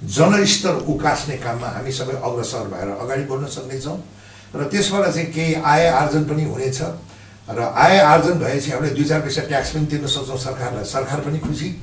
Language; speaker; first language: Nepali; non-native, local second language; Sherpa